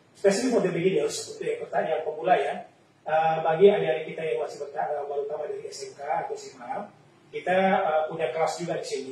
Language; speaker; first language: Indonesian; native; Indonesian